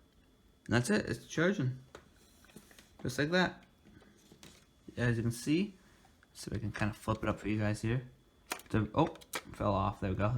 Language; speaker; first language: English; native; English